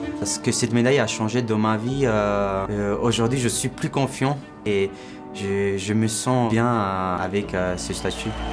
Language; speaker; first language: French; non-native, fluent; Georgian